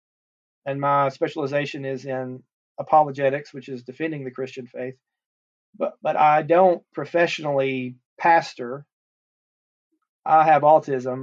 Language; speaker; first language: English; native; English